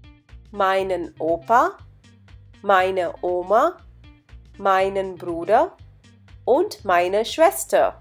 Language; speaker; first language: German; non-native, fluent; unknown